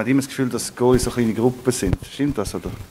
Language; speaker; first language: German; non-native, local second language; French